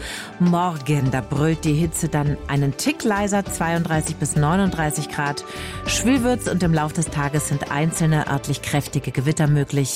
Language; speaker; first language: German; native; German